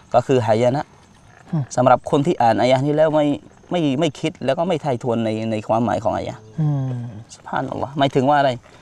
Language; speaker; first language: Thai; non-native, local second language; Malay